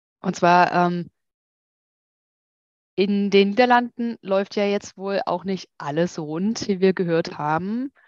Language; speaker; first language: German; native; German